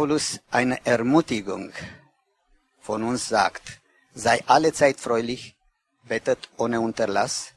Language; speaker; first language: German; non-native, learner; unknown